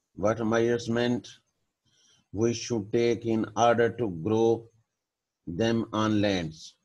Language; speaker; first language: English; non-native, local second language; Urdu